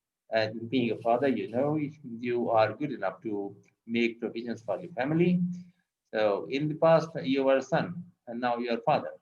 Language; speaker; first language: English; non-native, local second language; Urdu